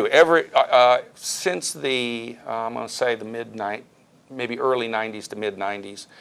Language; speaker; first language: English; native; English